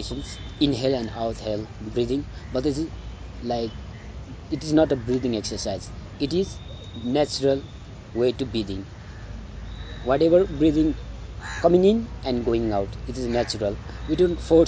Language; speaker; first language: English; non-native, local second language; Nepali